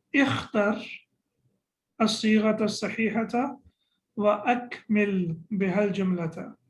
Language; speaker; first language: Arabic; non-native, fluent; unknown